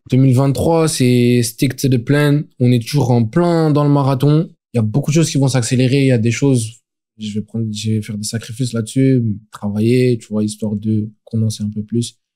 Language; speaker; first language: French; native; French